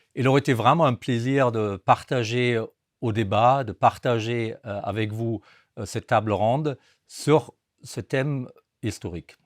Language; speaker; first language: French; non-native, fluent; German